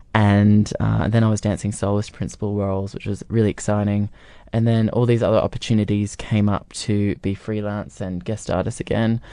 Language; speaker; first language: English; native; English